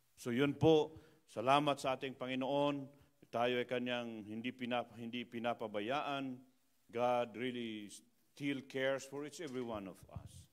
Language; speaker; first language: Filipino; non-native, local second language; Iloko